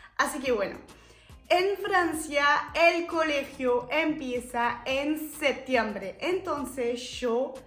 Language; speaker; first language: Spanish; non-native, fluent; French